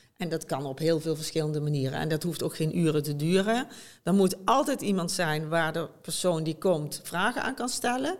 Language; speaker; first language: Dutch; native; Dutch